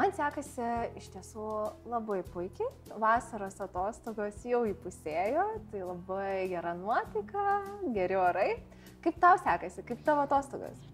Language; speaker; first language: Lithuanian; native; Lithuanian